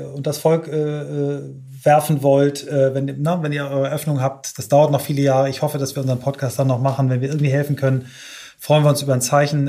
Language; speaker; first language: German; native; German